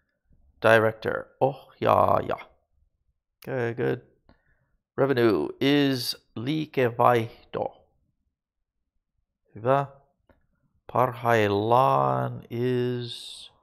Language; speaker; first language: Finnish; non-native, learner; English